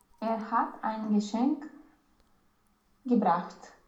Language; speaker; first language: German; non-native, learner; Romanian